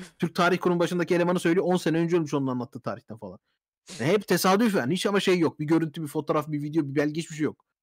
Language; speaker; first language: Turkish; early bilingual, heritage; Turkish